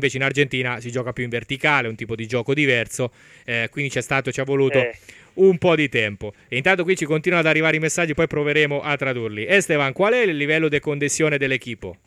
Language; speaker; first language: Italian; native; Italian